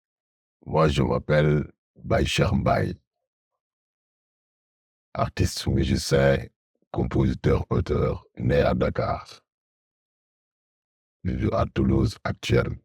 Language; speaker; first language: French; non-native, local second language; Wolof